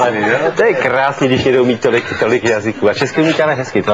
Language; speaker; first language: Czech; native; Czech